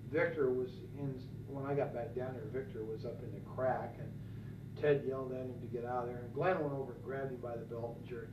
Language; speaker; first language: English; native; English